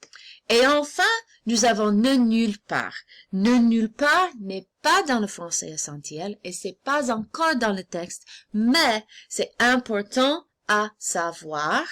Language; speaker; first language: French; non-native, fluent; English